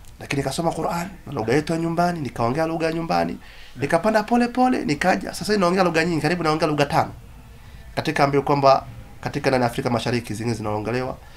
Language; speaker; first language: Swahili; non-native, local second language; Somali